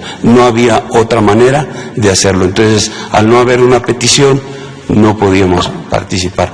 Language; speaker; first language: Spanish; native; Spanish